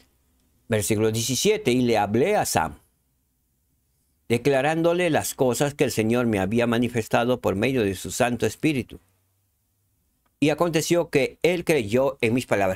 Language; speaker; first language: Spanish; native; Spanish